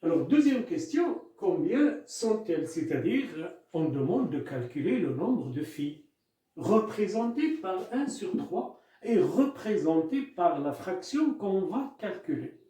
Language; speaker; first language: French; non-native, local second language; Arabic